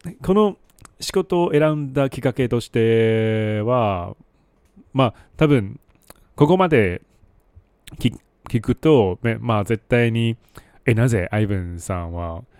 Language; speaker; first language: Japanese; non-native, fluent; Chinese